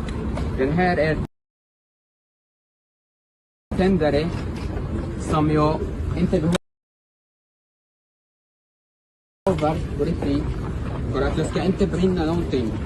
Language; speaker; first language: Swedish; non-native, fluent; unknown